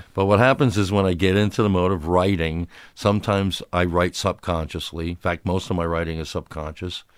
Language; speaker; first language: English; native; English